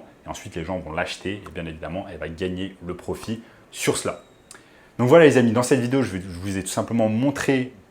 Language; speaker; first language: French; native; French